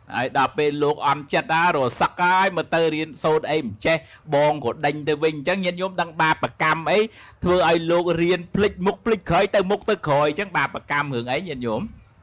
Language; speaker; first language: Khmer; native; Khmer